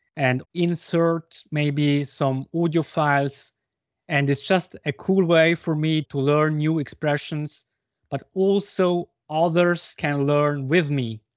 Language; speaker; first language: English; non-native, fluent; Swiss German